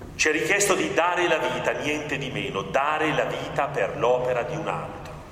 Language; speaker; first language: Italian; native; Italian